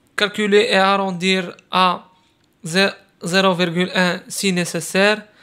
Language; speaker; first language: French; non-native, local second language; Arabic